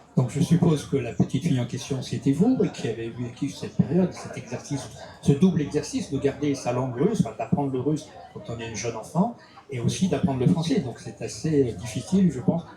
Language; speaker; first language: French; native; French